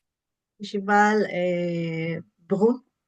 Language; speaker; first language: French; non-native, learner; English